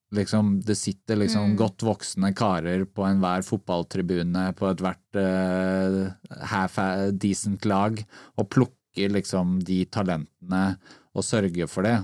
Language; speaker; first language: Norwegian; native; Norwegian